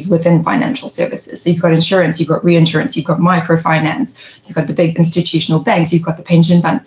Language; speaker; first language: English; native; English